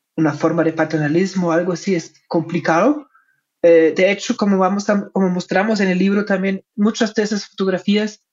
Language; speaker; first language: Spanish; non-native, fluent; German